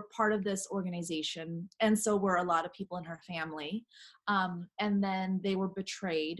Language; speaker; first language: English; native; English